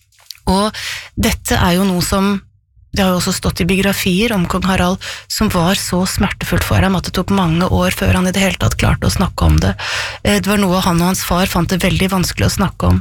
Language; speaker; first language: Norwegian; native; Norwegian